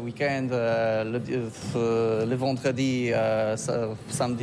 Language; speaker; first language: French; non-native, learner; Polish